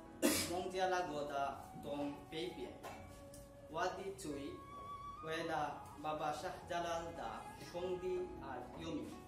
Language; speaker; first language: Chinese; non-native, learner; Bangla